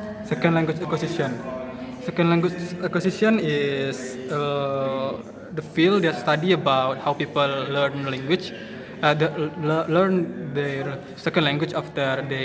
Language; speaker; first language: English; non-native, learner; Indonesian